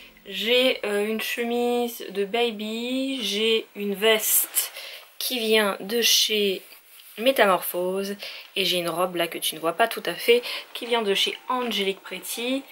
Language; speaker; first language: French; native; French